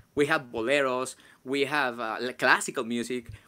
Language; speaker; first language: English; non-native, fluent; Spanish